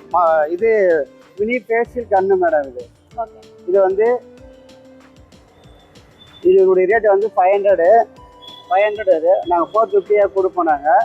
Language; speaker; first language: Tamil; native; Tamil